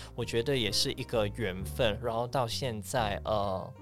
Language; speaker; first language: Chinese; non-native, fluent; Cantonese